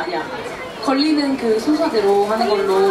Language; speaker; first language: Korean; native; Korean